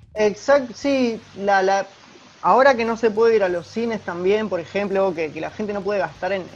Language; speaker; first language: Spanish; native; Spanish